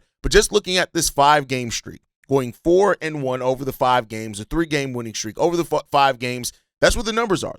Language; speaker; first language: English; native; English